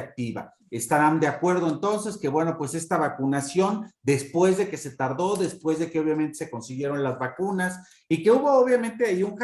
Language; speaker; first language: Spanish; native; Spanish